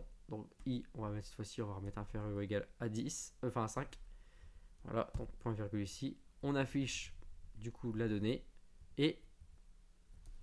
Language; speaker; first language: French; native; French